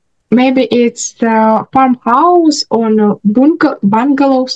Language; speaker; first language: English; non-native, learner; Russian